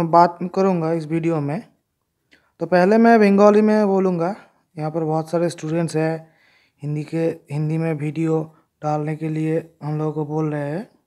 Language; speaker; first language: Hindi; non-native, local second language; Bangla